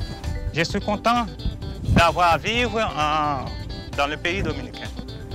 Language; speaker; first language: Spanish; non-native, learner; Haitian Creole